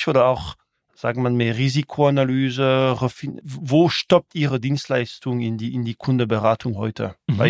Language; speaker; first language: German; non-native, local second language; French